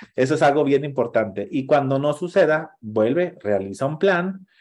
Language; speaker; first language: Spanish; native; Spanish